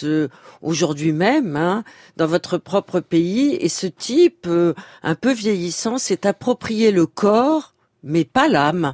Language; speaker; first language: French; native; French